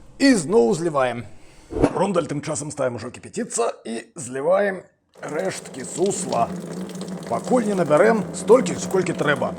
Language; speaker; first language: Belarusian; non-native, local second language; Russian